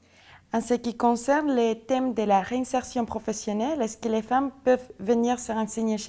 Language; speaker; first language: French; native; French